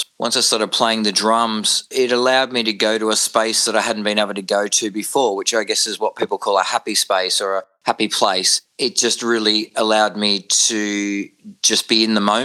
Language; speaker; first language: English; native; English